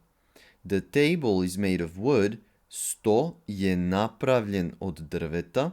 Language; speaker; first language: Serbian; native; Serbian